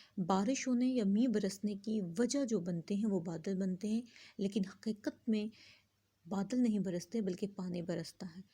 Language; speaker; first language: Urdu; native; Urdu